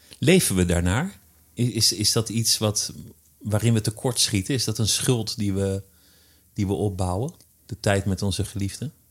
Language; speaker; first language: Dutch; native; Dutch